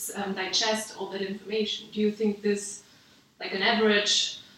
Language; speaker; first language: English; non-native, fluent; German